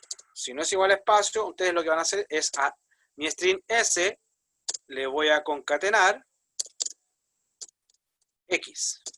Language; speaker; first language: Spanish; native; Spanish